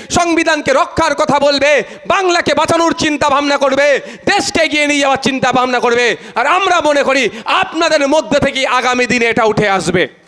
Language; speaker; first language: Bangla; native; Bangla